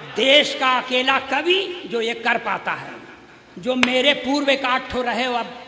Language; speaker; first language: Hindi; native; Hindi